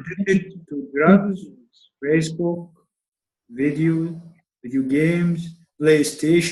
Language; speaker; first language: English; non-native, learner; Arabic